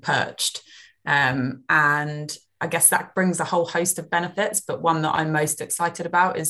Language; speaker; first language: English; native; English